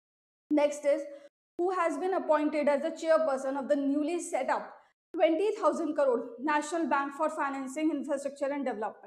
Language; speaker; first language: English; non-native, local second language; Hindi